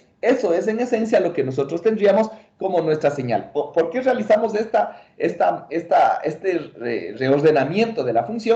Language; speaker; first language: Spanish; native; Spanish